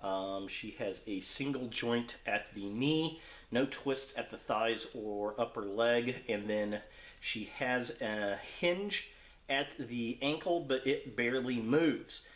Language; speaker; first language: English; native; English